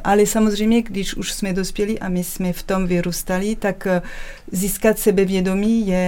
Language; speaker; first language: Czech; non-native, fluent; French